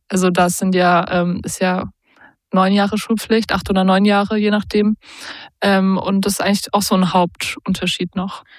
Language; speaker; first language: German; native; German